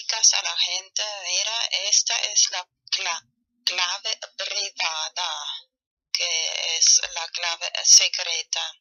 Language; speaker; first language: Spanish; non-native, fluent; German